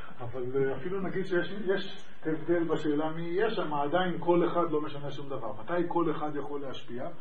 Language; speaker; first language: Hebrew; native; Hebrew